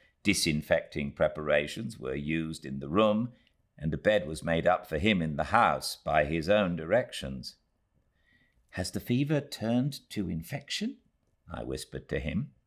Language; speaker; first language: English; native; English